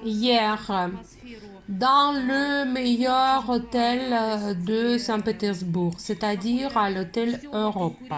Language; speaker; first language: French; non-native, fluent; Russian